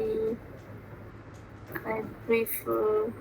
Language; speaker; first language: English; non-native, learner; Vietnamese